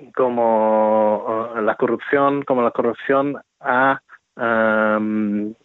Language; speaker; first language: Spanish; non-native, fluent; English